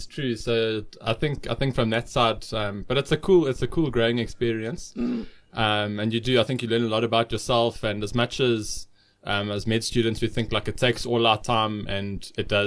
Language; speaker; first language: English; native; English